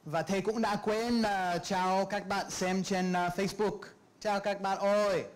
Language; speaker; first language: Vietnamese; non-native, learner; English